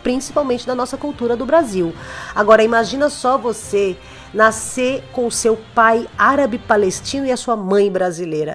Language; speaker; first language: Portuguese; native; Portuguese